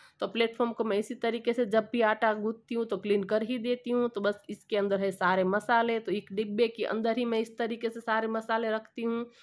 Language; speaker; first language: Hindi; non-native, local second language; Gujarati